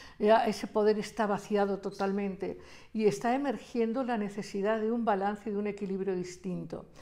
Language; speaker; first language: Spanish; native; Spanish